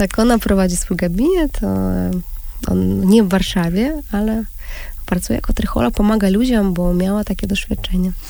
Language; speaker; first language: Polish; non-native, fluent; Russian